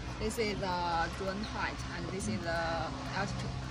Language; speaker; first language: English; non-native, learner; Chinese